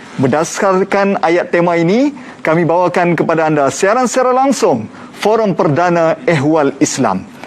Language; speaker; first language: Malay; native; Malay